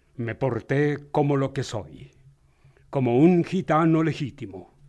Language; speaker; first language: Spanish; native; Spanish